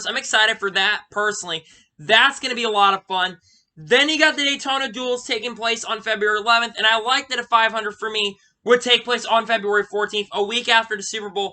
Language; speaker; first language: English; native; English